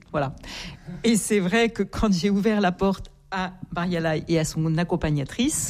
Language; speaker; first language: French; native; French